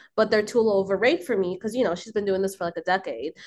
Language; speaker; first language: English; early bilingual, other home language; Filipino